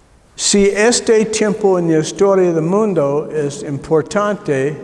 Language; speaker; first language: Spanish; non-native, learner; English